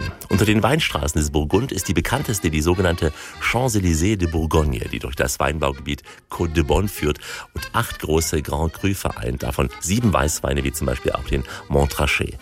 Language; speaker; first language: German; native; German